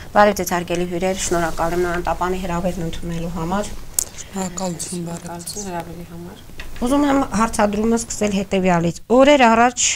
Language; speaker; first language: Armenian; native; Armenian